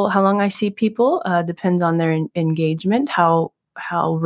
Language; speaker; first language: English; native; English